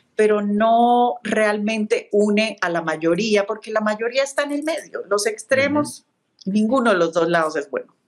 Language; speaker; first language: Spanish; native; Spanish